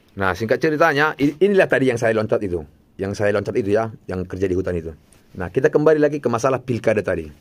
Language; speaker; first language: Indonesian; non-native, local second language; Batak Toba